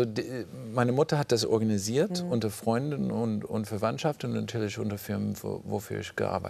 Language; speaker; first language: German; non-native, fluent; English